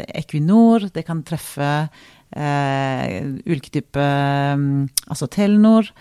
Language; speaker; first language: Norwegian; native; Norwegian